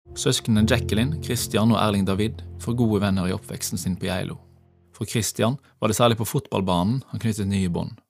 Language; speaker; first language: Norwegian; native; Norwegian